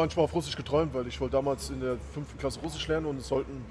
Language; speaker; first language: German; native; German